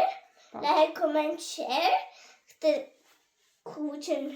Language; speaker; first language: Albanian; early bilingual, heritage; Albanian